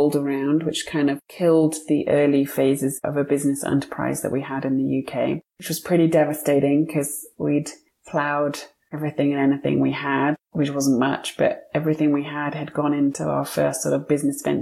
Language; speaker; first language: English; native; English